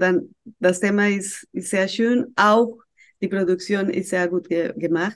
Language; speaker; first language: German; non-native, fluent; Spanish